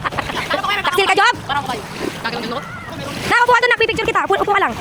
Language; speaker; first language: Filipino; native; Filipino